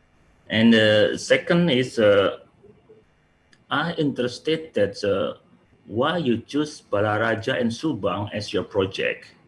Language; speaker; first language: English; non-native, learner; Indonesian